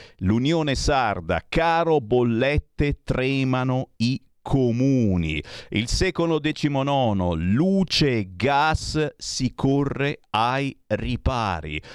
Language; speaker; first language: Italian; native; Italian